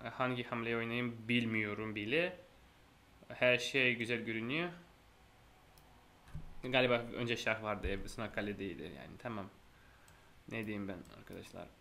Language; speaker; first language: Turkish; non-native, fluent; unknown